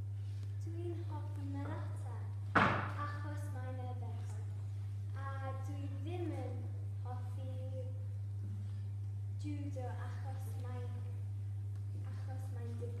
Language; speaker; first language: Welsh; non-native, learner; English